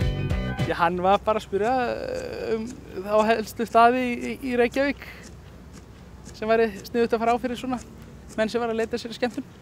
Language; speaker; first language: Icelandic; native; Icelandic